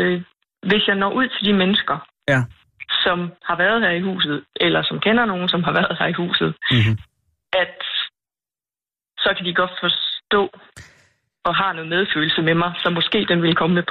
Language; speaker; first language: Danish; native; Danish